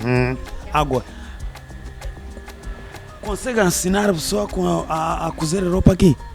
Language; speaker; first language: Portuguese; non-native, learner; Kinyarwanda